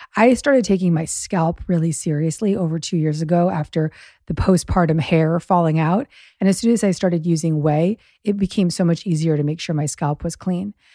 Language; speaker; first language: English; early bilingual, other home language; German